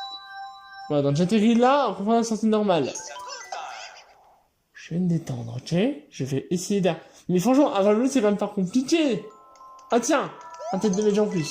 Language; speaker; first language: French; native; French